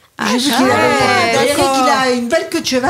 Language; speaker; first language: French; native; French